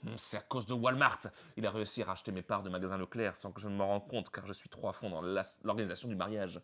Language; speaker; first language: French; native; French